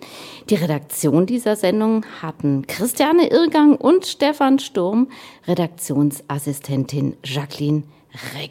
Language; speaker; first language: German; native; German